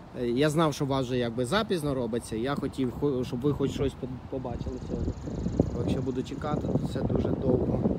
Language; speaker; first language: Ukrainian; non-native, local second language; Russian